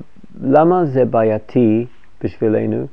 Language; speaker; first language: Hebrew; non-native, fluent; English